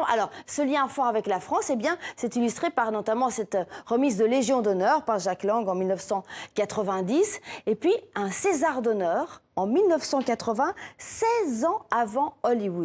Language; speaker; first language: French; native; French